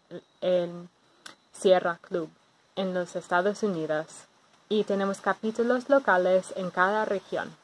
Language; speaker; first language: Spanish; non-native, fluent; English